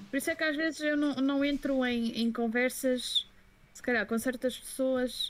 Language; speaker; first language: Portuguese; native; Portuguese